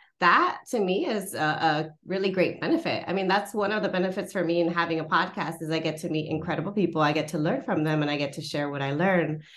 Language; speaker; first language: English; early bilingual, other home language; Spanish